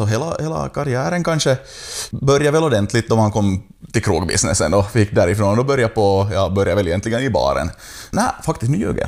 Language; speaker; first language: Swedish; native; Swedish